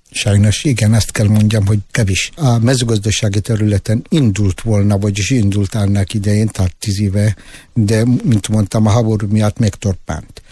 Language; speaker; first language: Hungarian; non-native, fluent; Tigrinya